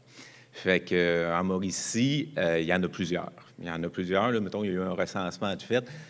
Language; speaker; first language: French; native; French